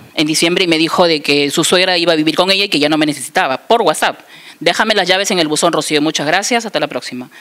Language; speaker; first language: Spanish; native; Spanish